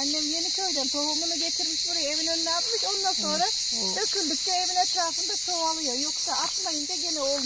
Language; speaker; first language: Turkish; native; Turkish